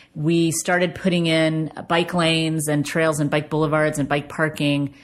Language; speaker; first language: English; native; English